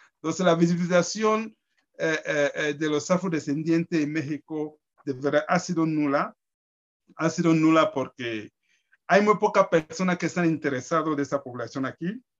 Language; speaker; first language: Spanish; native; Spanish